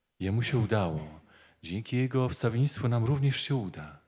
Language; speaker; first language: Polish; native; Polish